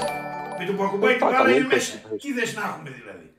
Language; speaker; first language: Greek; native; Greek